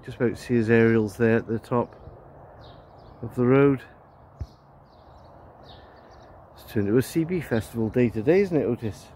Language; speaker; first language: English; native; English